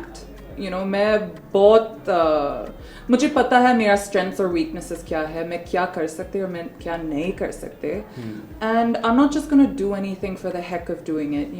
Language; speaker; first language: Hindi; non-native, local second language; English